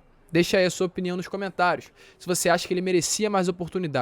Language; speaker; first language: Portuguese; native; Portuguese